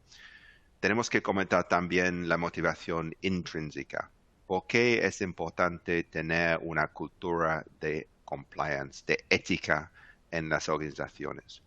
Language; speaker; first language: Spanish; non-native, fluent; English